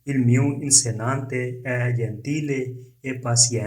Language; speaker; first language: Italian; non-native, fluent; Urdu